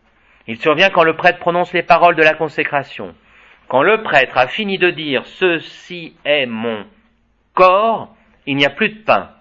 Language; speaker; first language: French; native; French